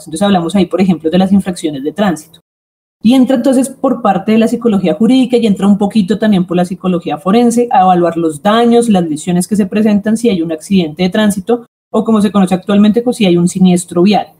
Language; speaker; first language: Spanish; native; Spanish